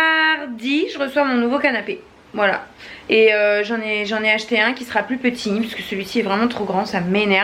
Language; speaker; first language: French; native; French